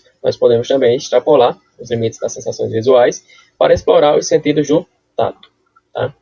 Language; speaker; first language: Portuguese; native; Portuguese